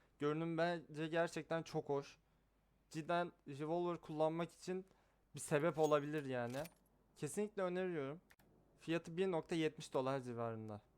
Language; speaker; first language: Turkish; native; Turkish